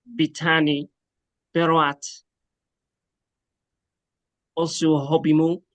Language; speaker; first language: Indonesian; non-native, learner; Arabic